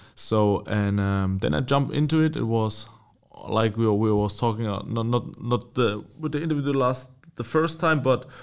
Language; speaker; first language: English; non-native, fluent; German